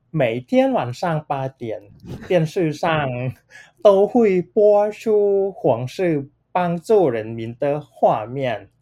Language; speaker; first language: Chinese; non-native, fluent; Thai